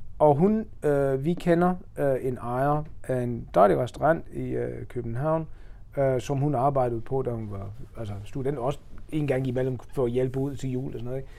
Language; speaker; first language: Danish; non-native, fluent; English